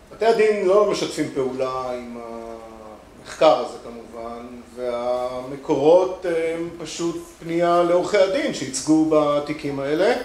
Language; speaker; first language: Hebrew; native; Hebrew